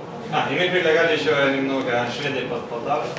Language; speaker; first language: Russian; non-native, learner; Swedish